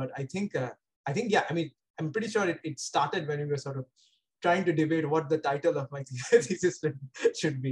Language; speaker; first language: English; non-native, local second language; Bangla